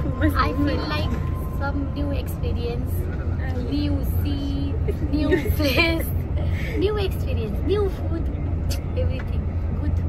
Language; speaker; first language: English; non-native, learner; Nepali